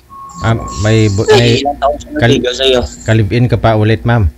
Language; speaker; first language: Filipino; native; Filipino